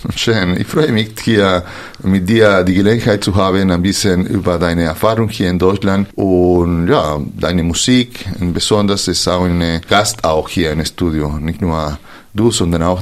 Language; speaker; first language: German; non-native, fluent; Spanish